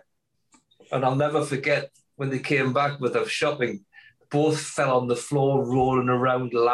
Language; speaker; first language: English; native; English